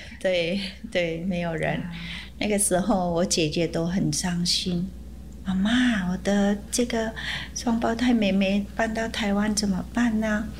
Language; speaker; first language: Chinese; non-native, fluent; Indonesian